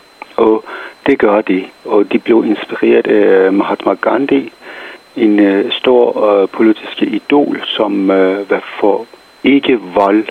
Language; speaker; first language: Danish; non-native, fluent; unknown